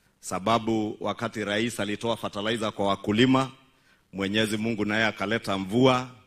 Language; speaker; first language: Swahili; non-native, local second language; Kikuyu